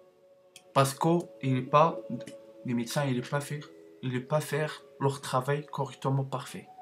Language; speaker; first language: French; non-native, learner; Arabic